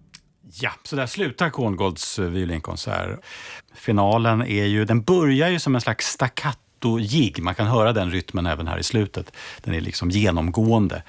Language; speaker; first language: Swedish; native; Swedish